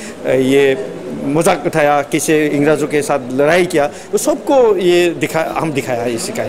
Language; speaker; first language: Hindi; non-native, local second language; Assamese